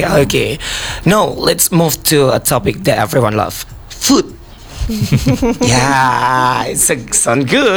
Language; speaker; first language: English; non-native, learner; Indonesian